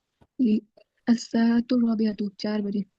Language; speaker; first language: Arabic; non-native, learner; Urdu